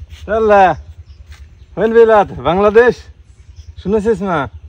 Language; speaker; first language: Arabic; non-native, learner; Bangla